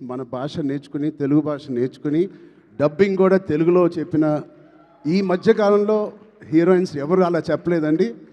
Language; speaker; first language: Telugu; native; Telugu